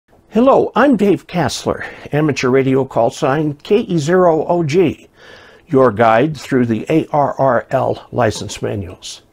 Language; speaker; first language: English; native; English